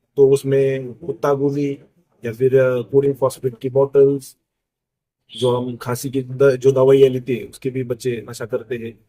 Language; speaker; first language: Hindi; non-native, local second language; Marathi